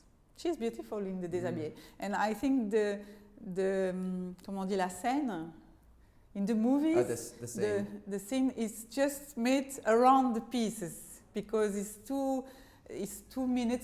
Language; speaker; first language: English; non-native, fluent; French